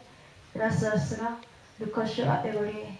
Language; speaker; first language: French; non-native, fluent; Japanese